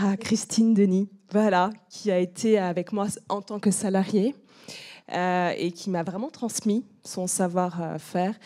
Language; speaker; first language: French; native; French